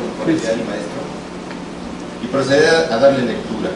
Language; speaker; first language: Spanish; native; Spanish